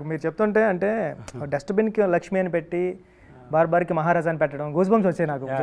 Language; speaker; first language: Telugu; native; Telugu